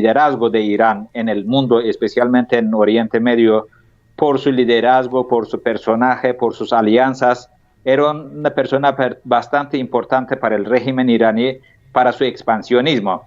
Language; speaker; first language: Spanish; non-native, fluent; Turkish